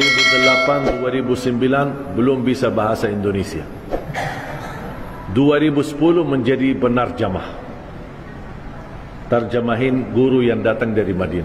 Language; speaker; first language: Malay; non-native, fluent; Arabic